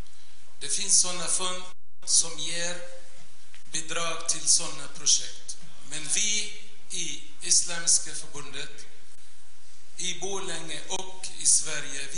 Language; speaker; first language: Swedish; non-native, fluent; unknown